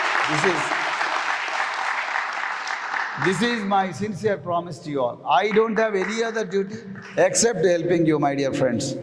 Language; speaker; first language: English; non-native, local second language; Telugu